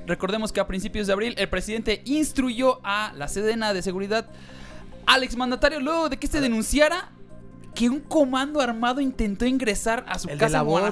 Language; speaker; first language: Spanish; native; Spanish